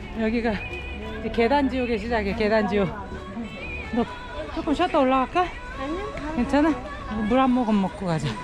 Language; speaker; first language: Korean; native; Korean